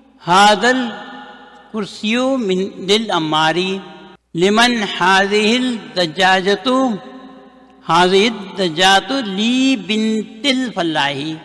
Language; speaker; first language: Arabic; non-native, learner; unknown